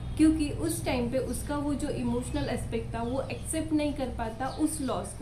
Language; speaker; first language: Hindi; non-native, local second language; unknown